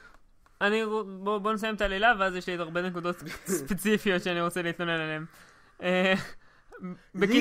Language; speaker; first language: Hebrew; native; Hebrew